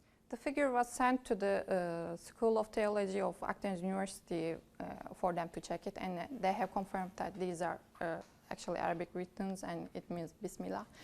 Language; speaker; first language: English; non-native, fluent; Turkish